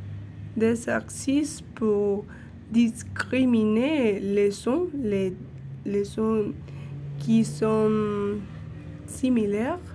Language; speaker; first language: French; non-native, learner; Spanish